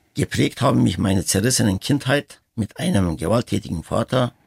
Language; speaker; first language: German; early bilingual, other home language; Turkish